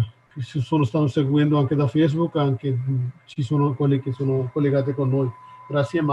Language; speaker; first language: Italian; non-native, learner; Hindi